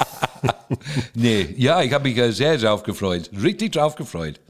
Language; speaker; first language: German; non-native, fluent; English